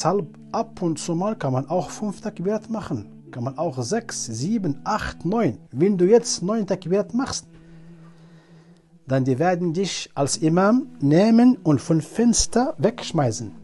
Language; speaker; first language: German; non-native, learner; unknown